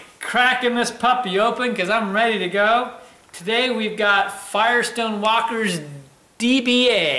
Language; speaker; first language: English; native; English